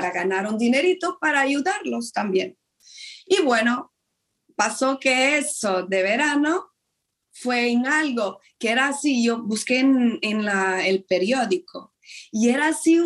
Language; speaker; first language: Spanish; non-native, fluent; Portuguese